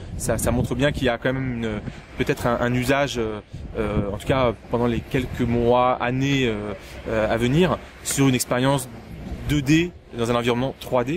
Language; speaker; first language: French; native; French